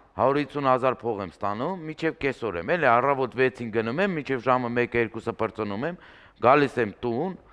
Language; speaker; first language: Armenian; native; Armenian